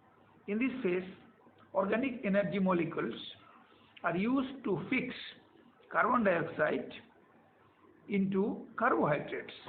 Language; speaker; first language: English; non-native, local second language; Bangla